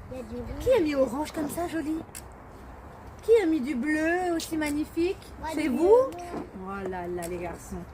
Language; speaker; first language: French; native; French